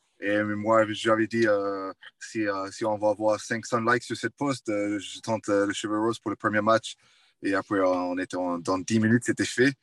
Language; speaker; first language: French; non-native, fluent; English